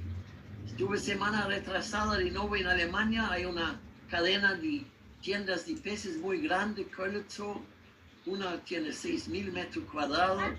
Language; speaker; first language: Spanish; non-native, learner; German